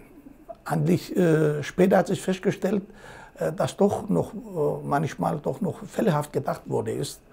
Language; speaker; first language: German; non-native, fluent; Greek